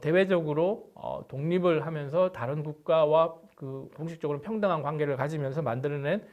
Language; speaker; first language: Korean; native; Korean